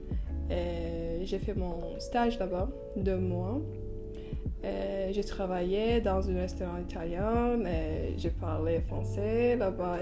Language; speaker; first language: French; non-native, learner; Turkish